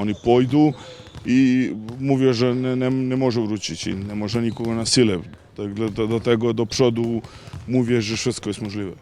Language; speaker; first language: Polish; non-native, learner; Serbian